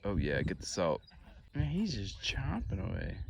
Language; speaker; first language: English; native; English